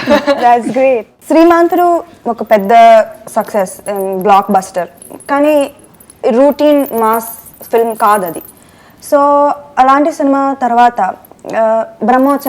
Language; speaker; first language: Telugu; non-native, fluent; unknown